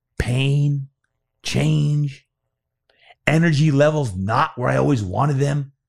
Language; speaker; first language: English; native; English